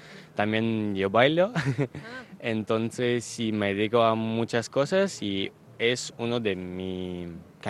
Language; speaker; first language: Spanish; non-native, fluent; Ukrainian